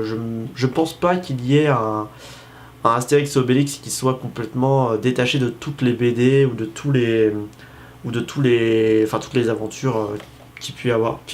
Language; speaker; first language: French; native; French